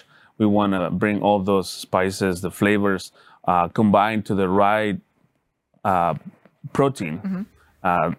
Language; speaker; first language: English; non-native, fluent; Spanish